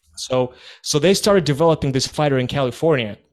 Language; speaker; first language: English; non-native, fluent; Russian